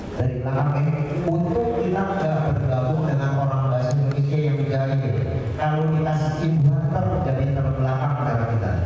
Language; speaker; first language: Indonesian; non-native, local second language; Javanese